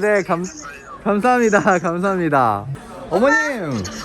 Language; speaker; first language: Korean; non-native, fluent; Chinese